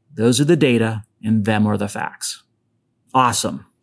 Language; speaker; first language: English; native; English